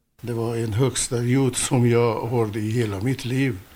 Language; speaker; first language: Swedish; non-native, fluent; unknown